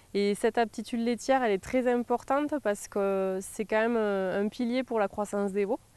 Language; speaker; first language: French; native; French